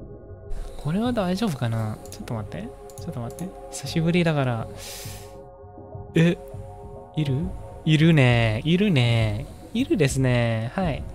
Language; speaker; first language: Japanese; non-native, learner; Indonesian